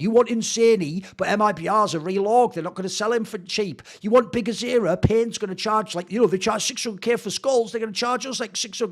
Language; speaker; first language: English; native; English